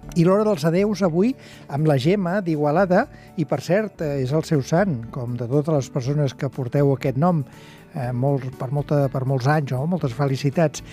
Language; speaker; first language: Catalan; native; Catalan